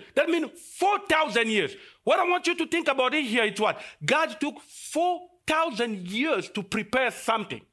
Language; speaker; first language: English; non-native, fluent; Lingala